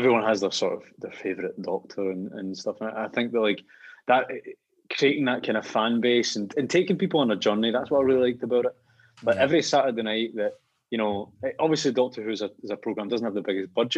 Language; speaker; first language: English; native; English